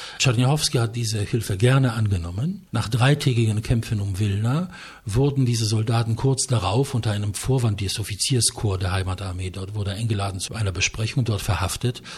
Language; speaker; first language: German; non-native, fluent; Polish